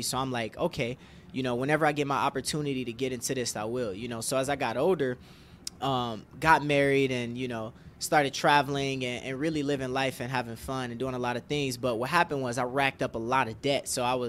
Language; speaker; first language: English; native; English